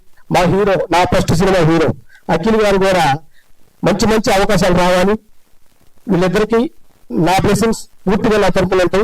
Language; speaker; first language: Telugu; native; Telugu